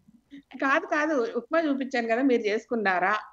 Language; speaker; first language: Telugu; native; Telugu